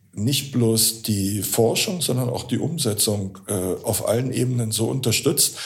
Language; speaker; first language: German; native; German